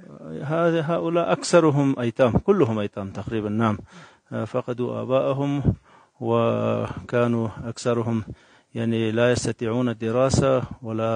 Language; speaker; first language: Arabic; non-native, fluent; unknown